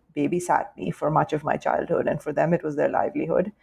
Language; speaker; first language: English; non-native, local second language; Urdu